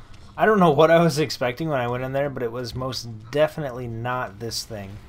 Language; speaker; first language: English; native; English